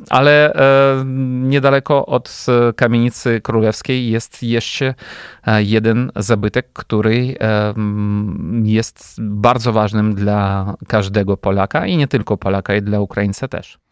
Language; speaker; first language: Polish; non-native, fluent; Ukrainian